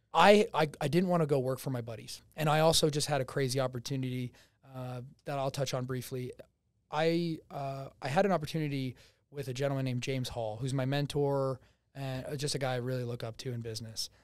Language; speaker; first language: English; native; English